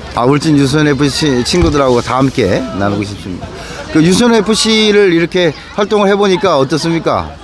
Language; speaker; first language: Korean; native; Korean